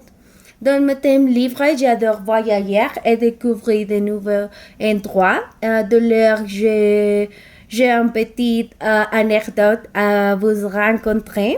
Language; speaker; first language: French; non-native, learner; Spanish